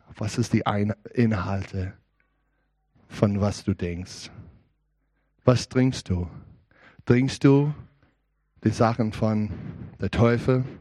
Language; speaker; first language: German; non-native, learner; English